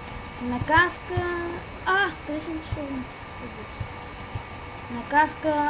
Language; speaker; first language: Bulgarian; native; Bulgarian